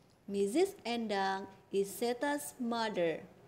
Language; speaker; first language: English; non-native, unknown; Indonesian